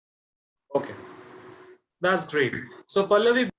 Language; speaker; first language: English; non-native, fluent; Hindi